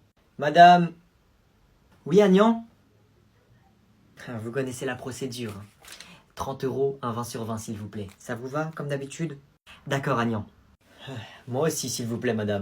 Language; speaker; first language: French; native; French